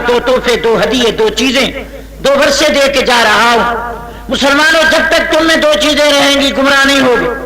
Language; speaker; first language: Urdu; non-native, local second language; Saraiki